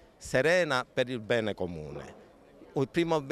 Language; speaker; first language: Italian; native; Italian